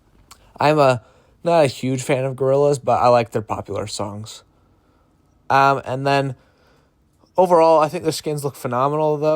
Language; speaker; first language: English; native; English